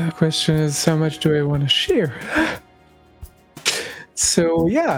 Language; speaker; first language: English; non-native, fluent; German